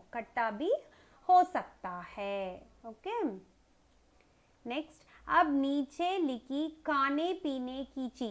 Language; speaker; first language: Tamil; native; Tamil